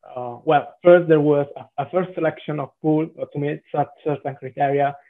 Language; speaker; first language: English; non-native, fluent; Italian